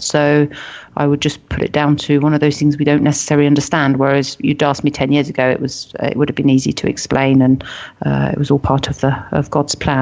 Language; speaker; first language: English; native; English